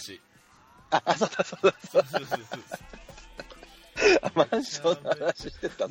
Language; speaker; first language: Japanese; native; Japanese